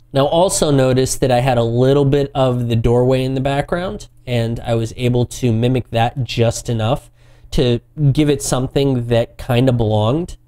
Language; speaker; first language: English; native; English